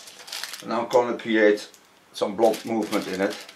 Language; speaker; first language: English; non-native, fluent; Dutch